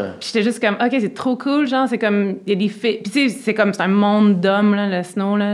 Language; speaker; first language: French; native; French